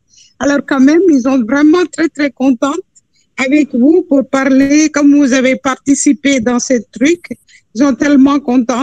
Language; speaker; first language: French; non-native, fluent; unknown